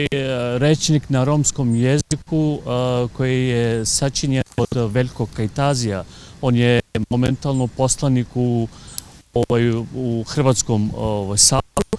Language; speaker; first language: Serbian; non-native, local second language; Romany